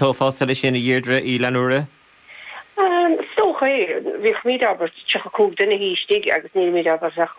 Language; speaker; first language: Irish; native; Irish